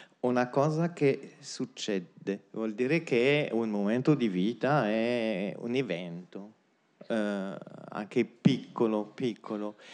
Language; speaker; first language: Italian; non-native, fluent; French